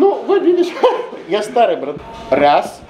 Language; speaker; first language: Russian; non-native, fluent; Greek